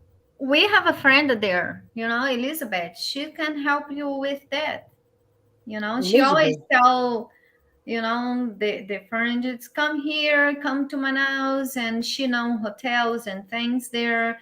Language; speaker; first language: English; non-native, learner; Portuguese